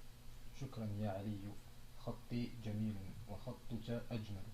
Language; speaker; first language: Arabic; non-native, learner; French